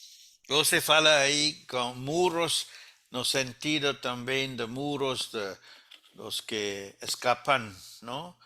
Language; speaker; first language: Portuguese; non-native, fluent; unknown